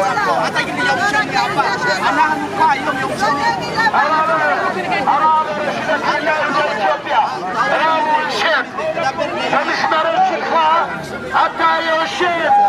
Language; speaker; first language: Hebrew; non-native, learner; Amharic